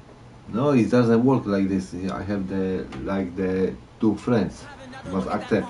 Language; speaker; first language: English; non-native, learner; Polish